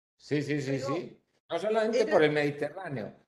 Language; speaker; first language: Spanish; native; Spanish